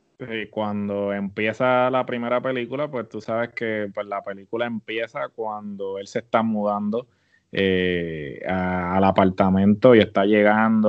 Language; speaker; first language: Spanish; native; Spanish